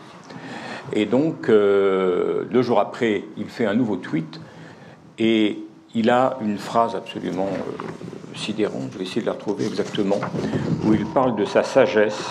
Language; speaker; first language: French; native; French